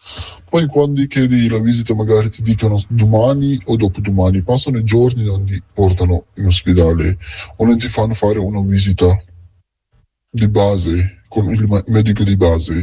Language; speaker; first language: Italian; non-native, fluent; Arabic